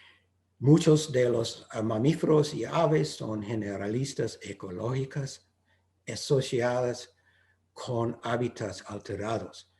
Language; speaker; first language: Spanish; non-native, fluent; English